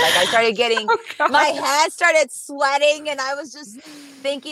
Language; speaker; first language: English; early bilingual, other home language; Spanish